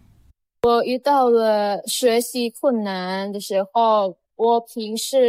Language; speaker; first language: Chinese; non-native, fluent; Indonesian